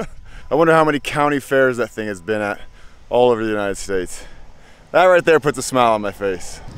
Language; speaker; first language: English; native; English